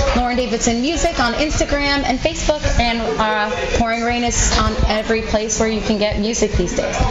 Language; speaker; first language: English; native; English